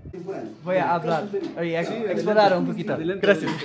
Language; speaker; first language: Spanish; non-native, learner; English